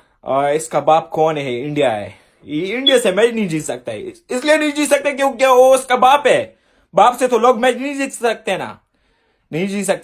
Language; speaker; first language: Hindi; non-native, fluent; Pashto